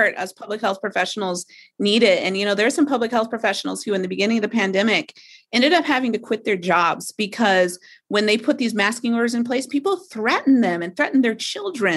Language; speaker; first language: English; native; English